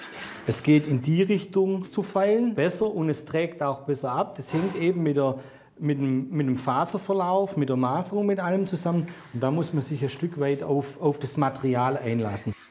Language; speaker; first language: German; native; German